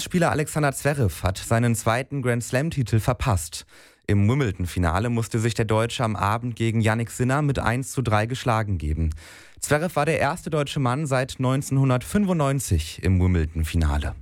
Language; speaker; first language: German; native; German